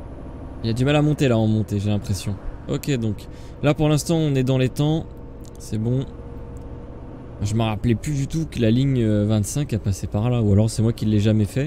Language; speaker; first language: French; native; French